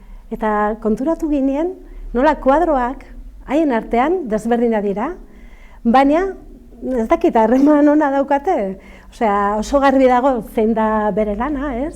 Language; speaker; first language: Basque; non-native, local second language; Spanish